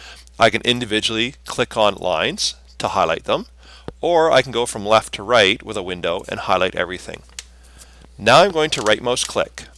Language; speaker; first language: English; native; English